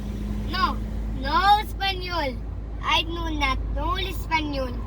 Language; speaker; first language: Spanish; non-native, learner; English